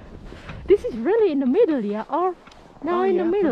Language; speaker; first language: English; non-native, learner; Indonesian